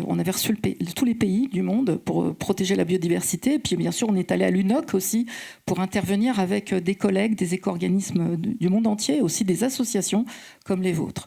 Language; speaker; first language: French; native; French